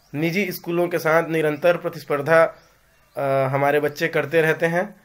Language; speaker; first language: Hindi; native; Hindi